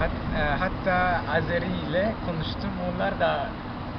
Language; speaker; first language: Turkish; non-native, learner; Chinese